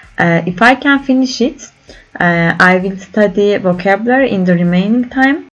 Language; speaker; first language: English; non-native, learner; Turkish